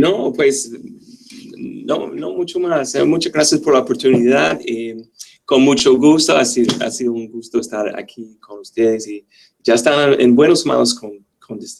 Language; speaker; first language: Spanish; non-native, fluent; English